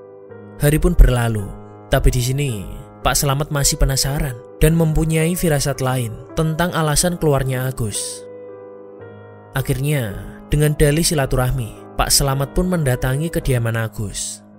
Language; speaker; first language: Indonesian; native; Indonesian